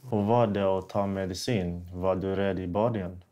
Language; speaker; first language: Swedish; non-native, fluent; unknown